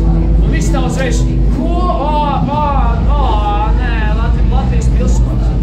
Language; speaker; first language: Latvian; non-native, local second language; Russian